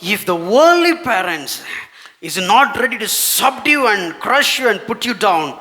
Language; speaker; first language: English; non-native, local second language; Tamil